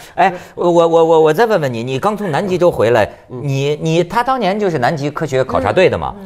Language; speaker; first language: Chinese; native; Chinese